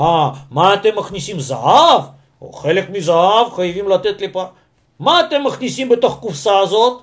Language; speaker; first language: Hebrew; non-native, fluent; Russian